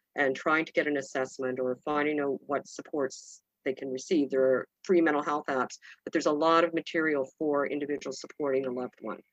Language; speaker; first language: English; native; English